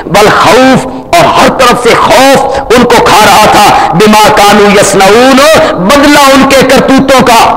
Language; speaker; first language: Urdu; non-native, local second language; Punjabi